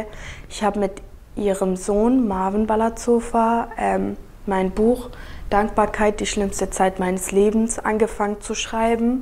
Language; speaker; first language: German; early bilingual, other home language; Kurdish